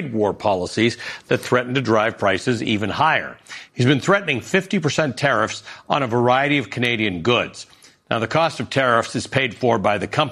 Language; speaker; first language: English; native; English